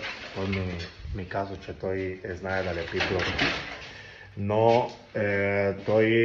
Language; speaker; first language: Bulgarian; non-native, learner; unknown